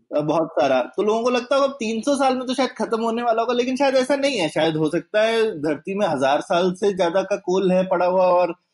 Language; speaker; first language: Hindi; native; Hindi